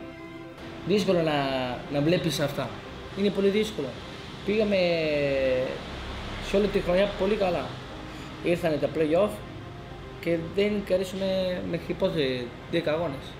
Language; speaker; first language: Greek; non-native, fluent; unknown